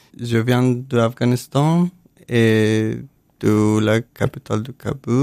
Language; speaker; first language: French; non-native, learner; Persian